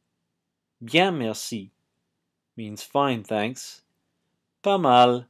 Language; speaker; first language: French; non-native, fluent; English